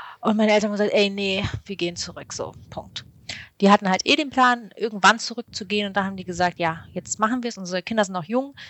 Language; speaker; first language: German; early bilingual, other home language; Arabic